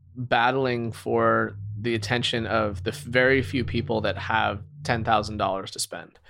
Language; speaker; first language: English; native; English